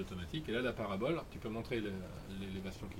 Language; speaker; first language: French; native; French